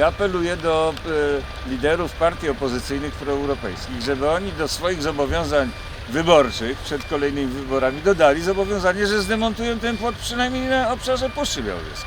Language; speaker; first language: Polish; native; Polish